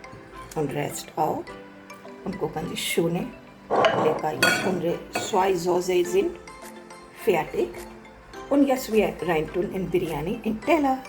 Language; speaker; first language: German; non-native, learner; Hindi